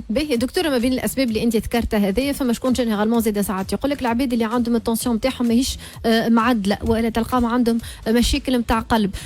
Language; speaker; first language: Arabic; native; Arabic